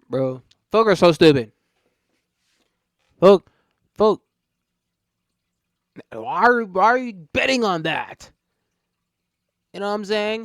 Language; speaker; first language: English; native; English